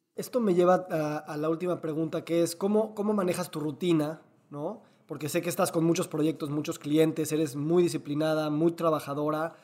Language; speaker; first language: Spanish; native; Spanish